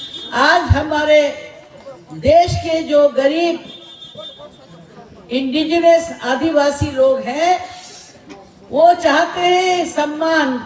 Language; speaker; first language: Hindi; non-native, local second language; Bangla